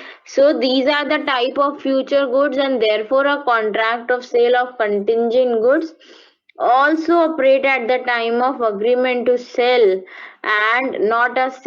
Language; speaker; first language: Hindi; native; Hindi